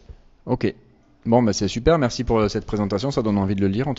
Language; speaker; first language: French; native; French